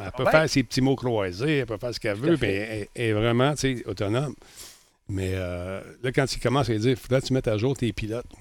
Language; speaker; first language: French; native; French